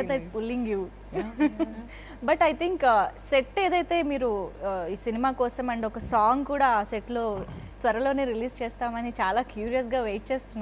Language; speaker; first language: Telugu; native; Telugu